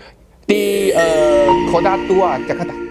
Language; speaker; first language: Indonesian; non-native, learner; Chinese